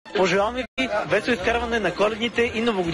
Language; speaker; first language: Bulgarian; native; Bulgarian